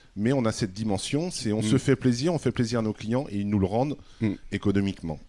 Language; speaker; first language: French; native; French